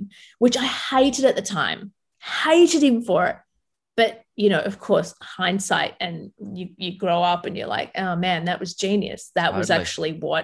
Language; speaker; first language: English; early bilingual, other home language; Arabic